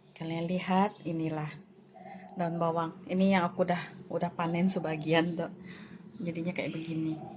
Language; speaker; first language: Indonesian; native; Indonesian